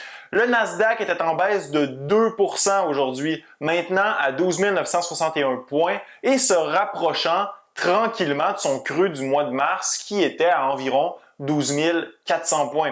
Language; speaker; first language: French; native; French